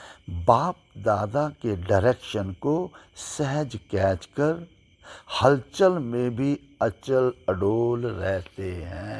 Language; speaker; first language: Hindi; native; Hindi